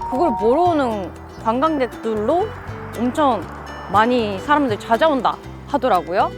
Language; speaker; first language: Korean; non-native, fluent; Japanese